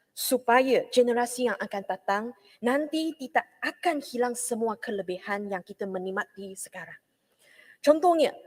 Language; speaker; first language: Malay; non-native, local second language; Chinese